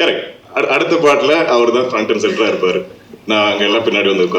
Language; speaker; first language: Tamil; non-native, local second language; Malayalam